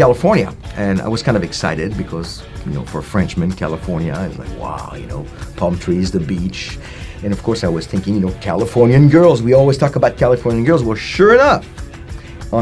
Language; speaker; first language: English; non-native, fluent; French